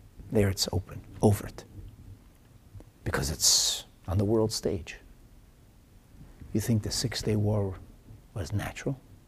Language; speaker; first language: English; early bilingual, other home language; German